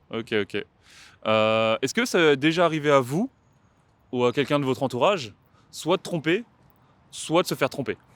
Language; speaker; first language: French; native; French